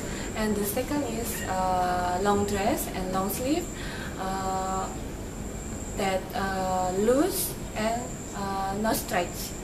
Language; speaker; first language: English; non-native, learner; Indonesian